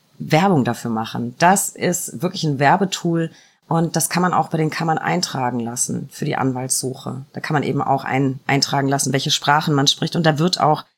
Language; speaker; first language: German; native; German